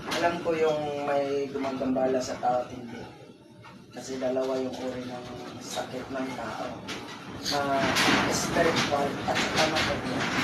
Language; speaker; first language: Filipino; non-native, local second language; Cebuano